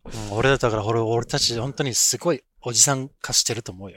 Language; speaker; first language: Japanese; native; Japanese